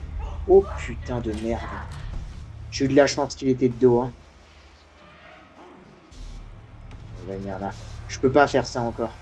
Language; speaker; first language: French; native; French